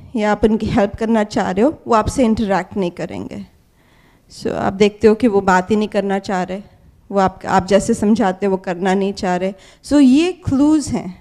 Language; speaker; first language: Hindi; native; Hindi